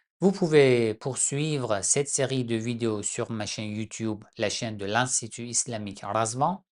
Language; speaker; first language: French; non-native, fluent; Persian